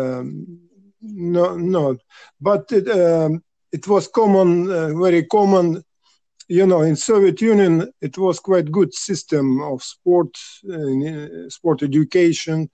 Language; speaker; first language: English; non-native, fluent; Russian